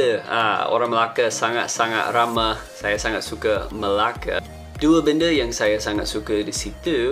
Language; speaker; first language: Indonesian; non-native, fluent; English